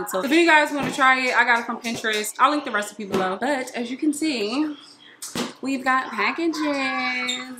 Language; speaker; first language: English; native; English